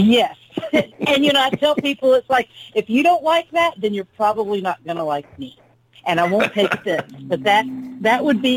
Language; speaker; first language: English; native; English